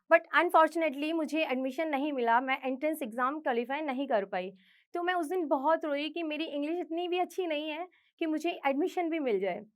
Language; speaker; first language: Hindi; native; Hindi